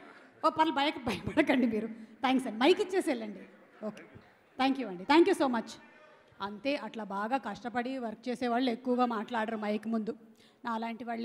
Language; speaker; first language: Telugu; native; Telugu